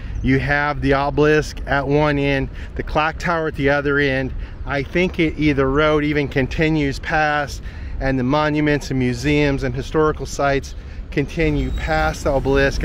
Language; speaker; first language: English; native; English